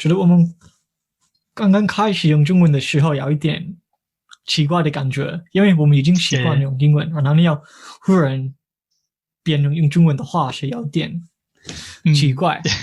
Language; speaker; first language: Chinese; non-native, fluent; English